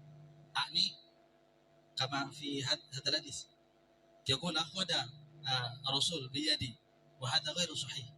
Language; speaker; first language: Arabic; non-native, fluent; Indonesian